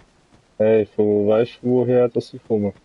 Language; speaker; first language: German; native; German